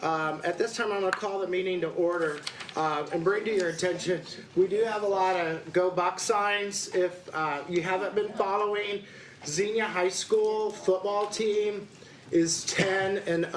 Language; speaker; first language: English; native; English